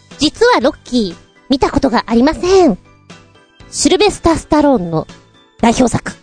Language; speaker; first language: Japanese; native; Japanese